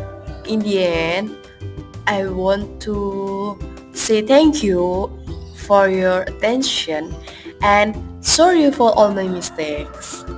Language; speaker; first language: English; non-native, learner; Indonesian